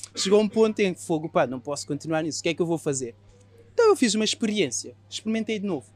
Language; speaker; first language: Portuguese; non-native, local second language; Kabuverdianu